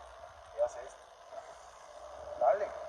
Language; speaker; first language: Spanish; native; Spanish